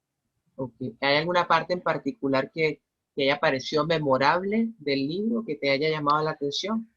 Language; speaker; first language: Spanish; native; Spanish